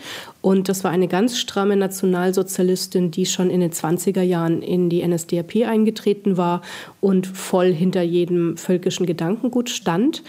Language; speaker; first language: German; native; German